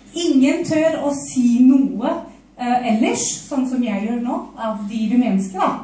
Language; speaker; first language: Norwegian; non-native, fluent; Romanian